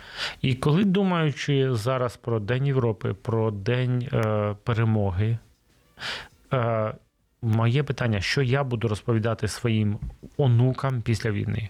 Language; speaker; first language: Ukrainian; non-native, local second language; Russian